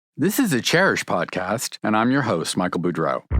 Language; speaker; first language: English; native; English